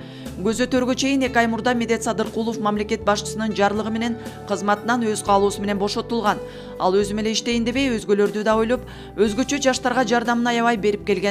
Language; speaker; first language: Kyrgyz; native; Kyrgyz